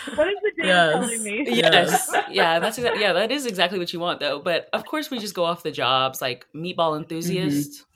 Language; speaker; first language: English; native; English